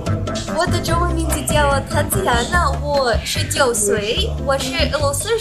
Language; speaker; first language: Chinese; non-native, learner; Russian